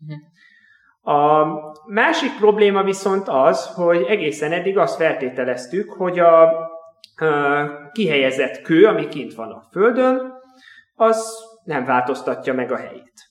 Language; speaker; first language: Hungarian; native; Hungarian